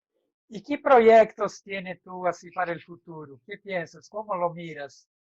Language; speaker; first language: Spanish; non-native, fluent; Portuguese